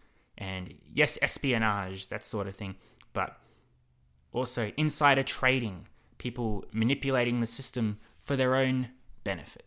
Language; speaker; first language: English; native; English